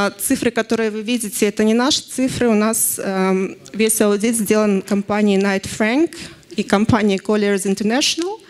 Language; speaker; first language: Russian; native; Russian